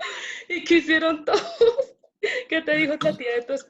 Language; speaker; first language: Spanish; native; Spanish